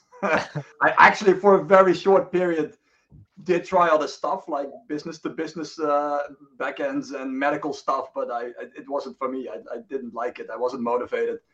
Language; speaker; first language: English; non-native, fluent; Dutch